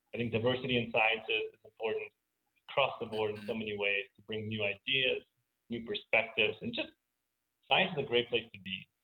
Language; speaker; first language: English; native; English